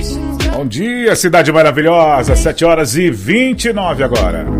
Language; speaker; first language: Portuguese; native; Portuguese